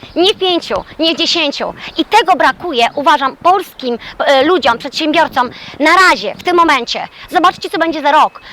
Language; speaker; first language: Polish; native; Polish